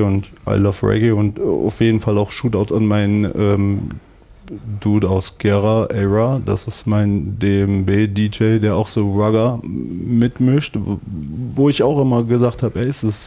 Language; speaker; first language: German; native; German